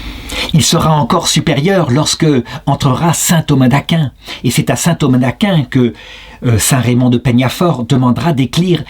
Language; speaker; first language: French; native; French